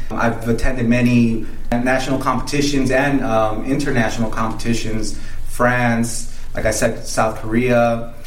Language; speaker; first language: English; early bilingual, other home language; Spanish